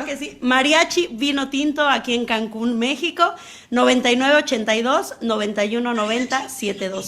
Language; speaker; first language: Spanish; native; Spanish